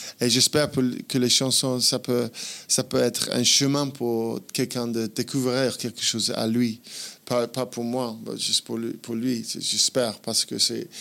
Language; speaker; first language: French; non-native, fluent; English